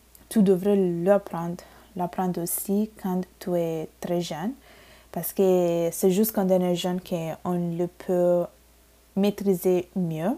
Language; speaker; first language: French; non-native, fluent; Bangla